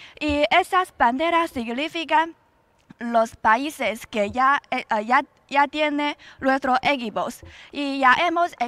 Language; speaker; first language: Spanish; non-native, learner; Chinese